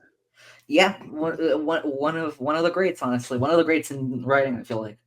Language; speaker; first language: English; native; English